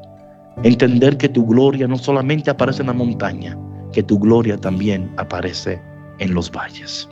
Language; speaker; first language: Spanish; native; Spanish